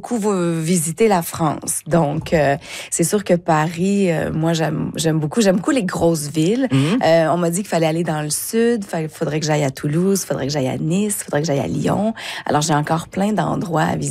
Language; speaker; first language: French; native; French